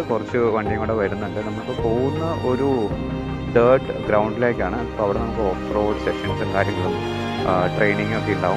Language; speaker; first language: Malayalam; native; Malayalam